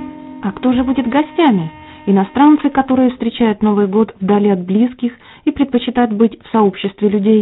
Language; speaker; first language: Russian; native; Russian